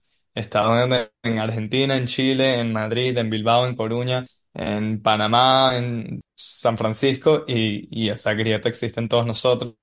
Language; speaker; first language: Spanish; native; Spanish